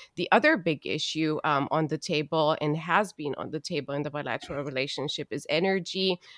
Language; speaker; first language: English; non-native, fluent; German